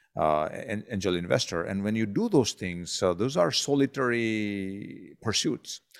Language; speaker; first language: English; non-native, local second language; Gujarati